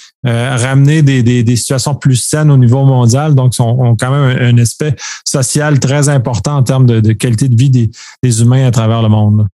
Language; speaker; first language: French; native; French